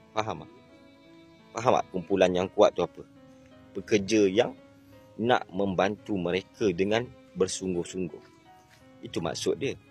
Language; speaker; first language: Malay; native; Malay